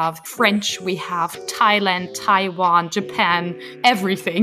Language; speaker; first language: English; non-native, fluent; German